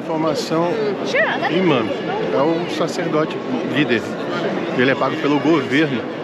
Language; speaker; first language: Portuguese; native; Portuguese